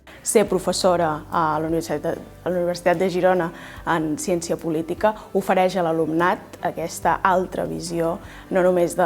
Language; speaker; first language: Catalan; early bilingual, other home language; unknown